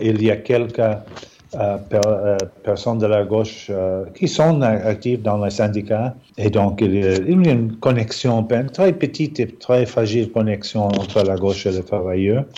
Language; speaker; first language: French; non-native, fluent; English